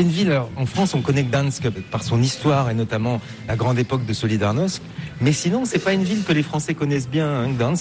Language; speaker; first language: French; native; French